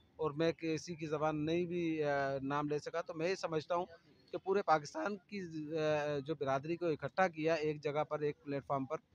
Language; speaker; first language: Urdu; non-native, local second language; Sindhi